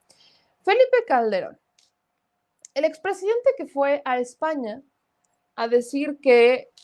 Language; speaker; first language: Spanish; native; Spanish